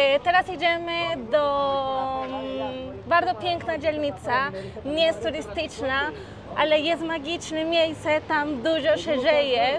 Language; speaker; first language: Polish; non-native, learner; Spanish